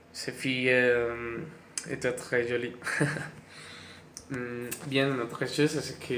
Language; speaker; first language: French; non-native, learner; Spanish